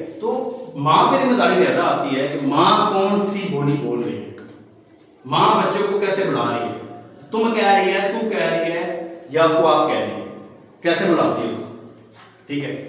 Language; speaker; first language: Urdu; non-native, local second language; Pahari-Potwari